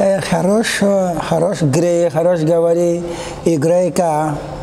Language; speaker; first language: Russian; non-native, learner; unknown